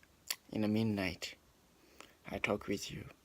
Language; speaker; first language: English; non-native, learner; Japanese